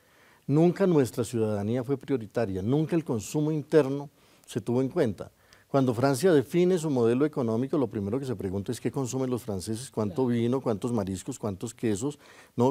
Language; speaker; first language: Spanish; native; Spanish